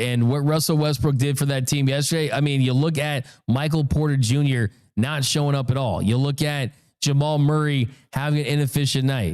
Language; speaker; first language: English; native; English